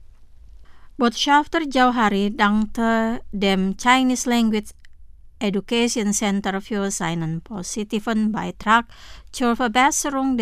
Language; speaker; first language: German; non-native, fluent; Indonesian